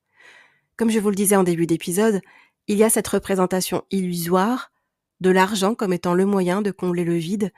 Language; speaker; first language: French; native; French